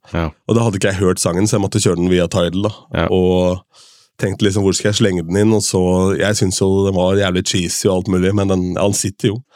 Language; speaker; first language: Norwegian; native; Norwegian